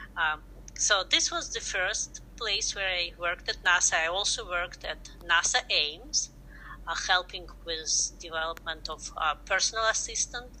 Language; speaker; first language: English; non-native, fluent; Russian